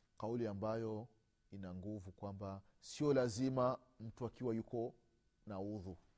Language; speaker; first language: Swahili; native; Swahili